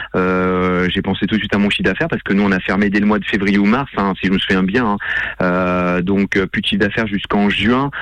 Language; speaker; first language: French; native; French